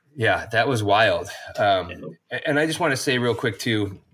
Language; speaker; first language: English; native; English